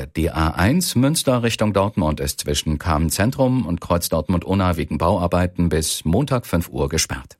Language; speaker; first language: German; native; German